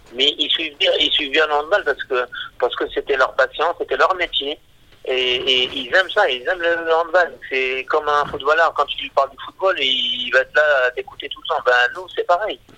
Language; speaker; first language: French; non-native, local second language; Arabic